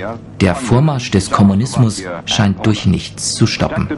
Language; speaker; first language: German; native; German